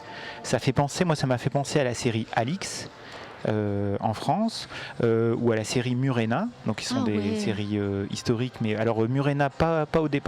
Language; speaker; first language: French; native; French